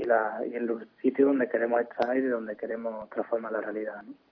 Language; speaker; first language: Spanish; native; Spanish